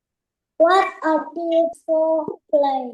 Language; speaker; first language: English; non-native, learner; Vietnamese